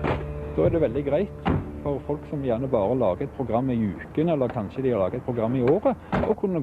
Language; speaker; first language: Norwegian; native; Norwegian